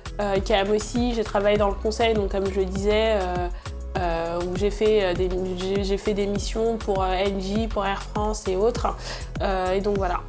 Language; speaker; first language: French; early bilingual, other home language; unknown